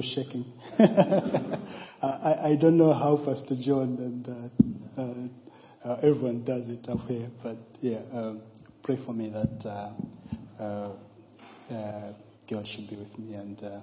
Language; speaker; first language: English; non-native, local second language; Nyanja